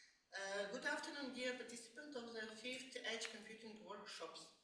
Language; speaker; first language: English; non-native, learner; Ukrainian